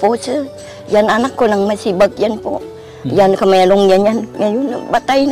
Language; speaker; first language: Filipino; non-native, learner; Vietnamese